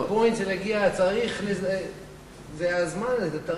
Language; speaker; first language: Hebrew; non-native, fluent; English